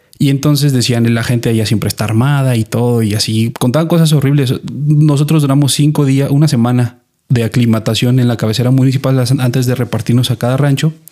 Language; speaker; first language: Spanish; native; Spanish